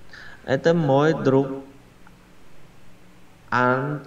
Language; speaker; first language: Russian; non-native, learner; Vietnamese